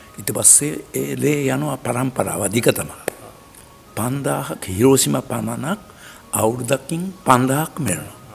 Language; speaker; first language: Sinhala; non-native, learner; Japanese